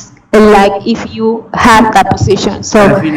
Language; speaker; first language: English; non-native, fluent; Spanish